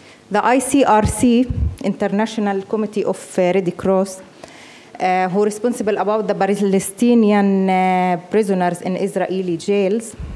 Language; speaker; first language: English; non-native, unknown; Arabic